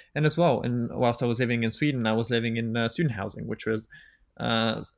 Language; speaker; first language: English; non-native, fluent; Bulgarian